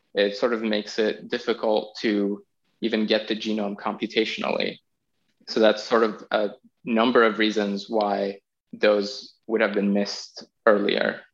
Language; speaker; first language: English; non-native, fluent; Arabic